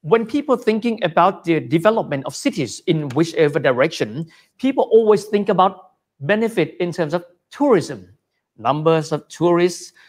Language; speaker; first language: English; non-native, fluent; Thai